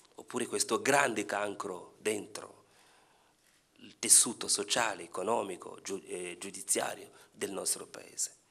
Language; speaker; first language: Italian; non-native, fluent; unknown